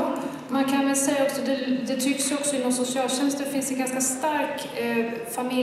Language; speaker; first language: Swedish; native; Swedish